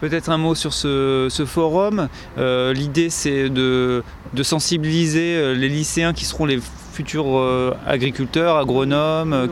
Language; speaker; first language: French; native; French